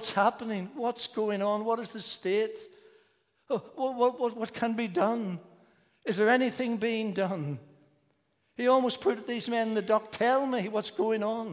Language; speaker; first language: English; native; English